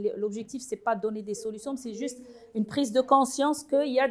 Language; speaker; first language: French; non-native, local second language; Arabic